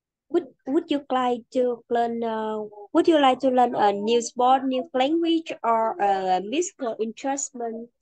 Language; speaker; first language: English; non-native, learner; Vietnamese